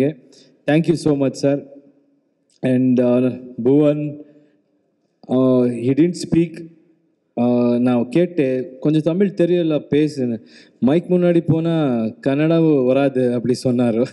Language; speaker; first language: Tamil; non-native, learner; Kannada